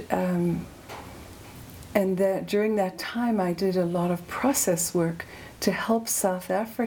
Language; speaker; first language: English; native; English